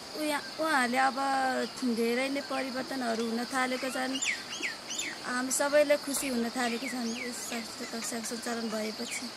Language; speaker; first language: Nepali; non-native, local second language; Eastern Tamang